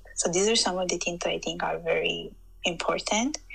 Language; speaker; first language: English; early bilingual, heritage; Italian